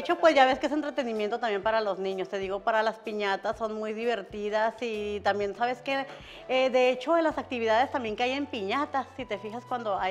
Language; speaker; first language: Spanish; native; Spanish